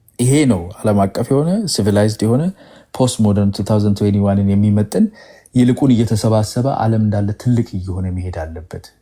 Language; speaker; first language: Amharic; non-native, local second language; Oromo